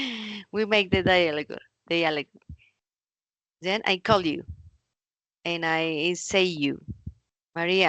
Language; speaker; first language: English; non-native, learner; Spanish